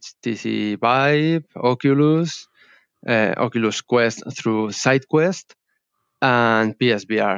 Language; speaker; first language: English; non-native, learner; Spanish